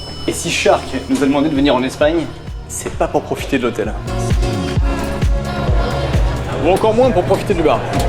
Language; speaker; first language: French; native; French